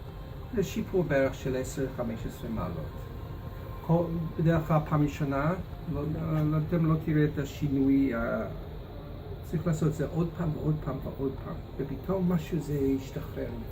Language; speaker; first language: Hebrew; non-native, fluent; English